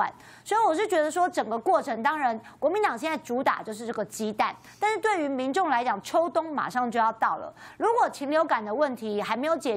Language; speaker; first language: Chinese; native; Chinese